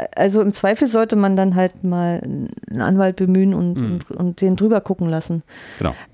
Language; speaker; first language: German; native; German